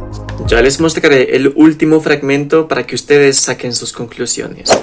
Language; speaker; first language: Spanish; native; Spanish